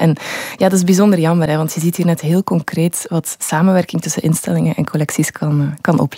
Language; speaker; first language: Dutch; native; Dutch